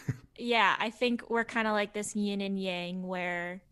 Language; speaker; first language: English; native; English